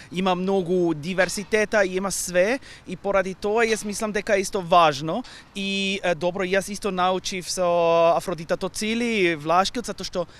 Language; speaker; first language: Macedonian; non-native, learner; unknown